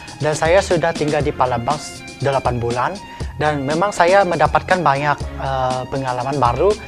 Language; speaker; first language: Indonesian; non-native, fluent; Lao